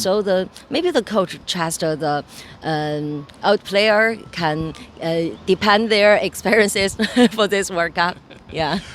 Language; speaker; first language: English; non-native, learner; Chinese